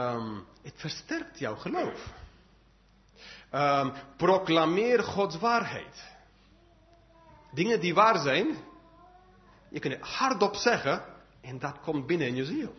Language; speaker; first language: Dutch; non-native, fluent; English